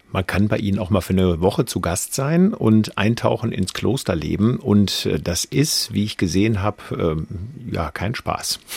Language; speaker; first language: German; native; German